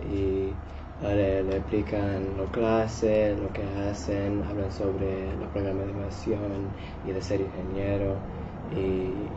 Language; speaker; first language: Spanish; early bilingual, heritage; Spanish